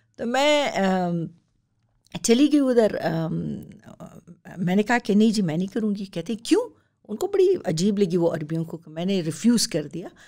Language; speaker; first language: Urdu; non-native, local second language; Pashto